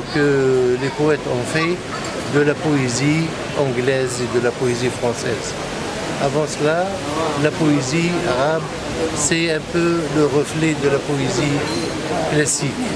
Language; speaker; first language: French; non-native, local second language; Arabic